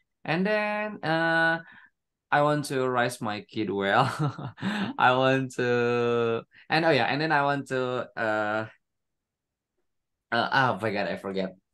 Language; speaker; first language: English; non-native, fluent; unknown